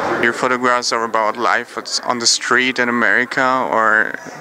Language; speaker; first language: English; non-native, fluent; German